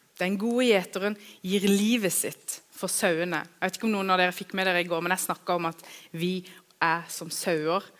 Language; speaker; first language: Norwegian; early bilingual, other home language; Kurdish